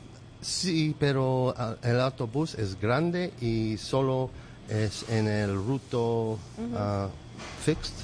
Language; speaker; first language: Spanish; non-native, learner; English